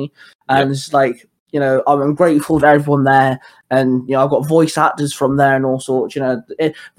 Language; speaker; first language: English; native; English